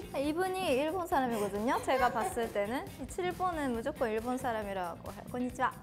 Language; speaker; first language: Korean; non-native, fluent; Japanese